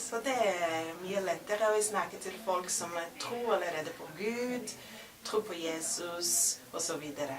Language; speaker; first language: Norwegian; non-native, fluent; Portuguese